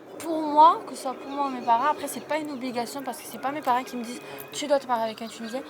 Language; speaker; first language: French; early bilingual, other home language; Arabic